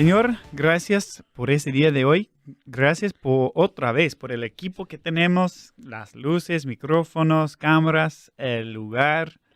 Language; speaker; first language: Spanish; non-native, fluent; English